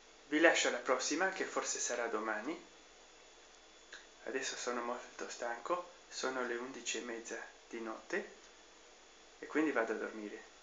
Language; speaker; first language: Italian; non-native, fluent; Spanish